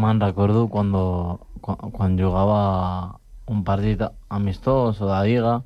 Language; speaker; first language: Catalan; non-native, local second language; Spanish